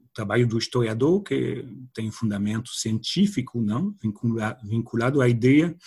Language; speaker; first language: Portuguese; non-native, fluent; French